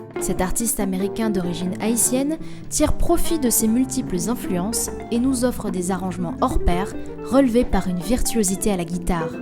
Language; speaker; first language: French; native; French